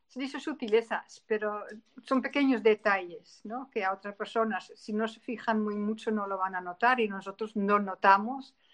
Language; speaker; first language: Spanish; non-native, fluent; Dutch